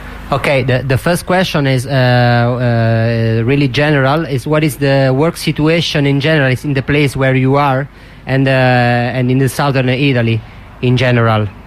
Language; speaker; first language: English; non-native, learner; Italian